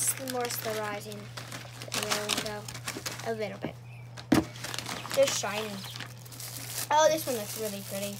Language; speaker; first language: English; native; English